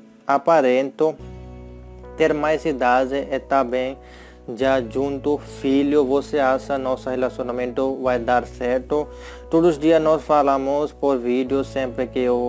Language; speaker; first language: Portuguese; non-native, learner; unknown